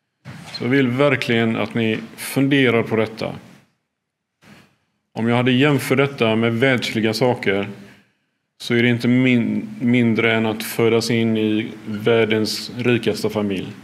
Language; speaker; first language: Swedish; early bilingual, other home language; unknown